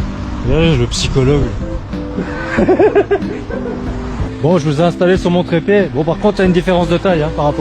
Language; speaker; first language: French; native; French